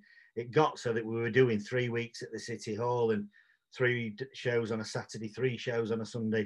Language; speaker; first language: English; native; English